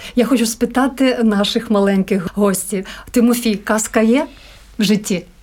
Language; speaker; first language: Ukrainian; native; Ukrainian